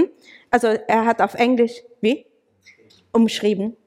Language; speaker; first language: German; non-native, fluent; English